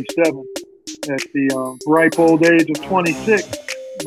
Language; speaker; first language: English; native; English